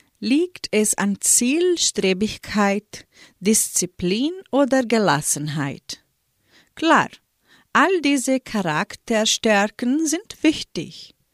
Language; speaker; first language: German; early bilingual, heritage; German